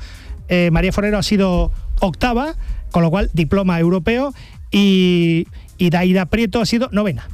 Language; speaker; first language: Spanish; native; Spanish